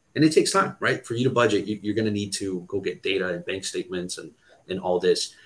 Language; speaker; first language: English; non-native, fluent; Portuguese